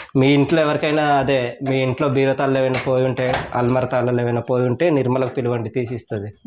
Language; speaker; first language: Telugu; native; Telugu